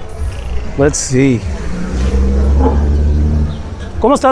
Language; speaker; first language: Spanish; non-native, learner; English